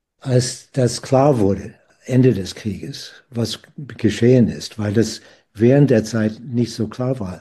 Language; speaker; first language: German; non-native, fluent; English